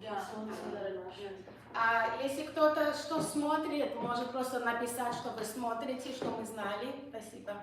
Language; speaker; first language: Russian; native; Russian